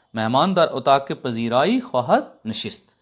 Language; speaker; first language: Persian; non-native, fluent; Urdu